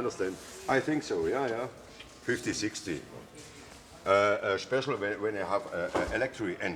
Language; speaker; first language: English; non-native, learner; German